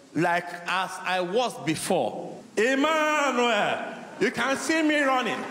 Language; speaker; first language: English; non-native, local second language; Igbo